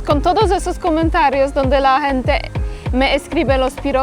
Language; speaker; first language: Spanish; non-native, fluent; Polish